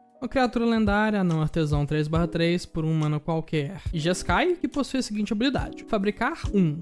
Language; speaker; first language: Portuguese; native; Portuguese